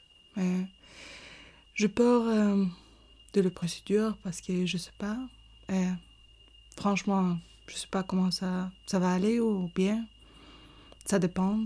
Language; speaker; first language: French; non-native, learner; Arabic